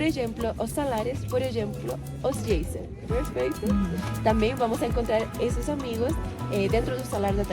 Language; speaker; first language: Portuguese; non-native, fluent; Spanish